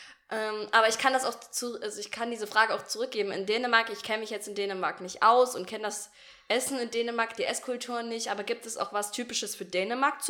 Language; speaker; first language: German; native; German